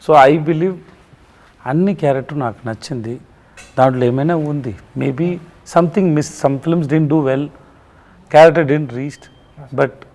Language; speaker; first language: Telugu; non-native, learner; Tamil